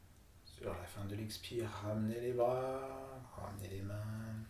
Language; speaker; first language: French; native; French